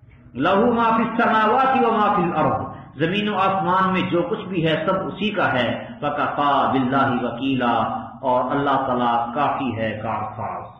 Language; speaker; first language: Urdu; native; Urdu